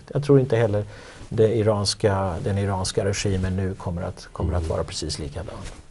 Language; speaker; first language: Swedish; native; Swedish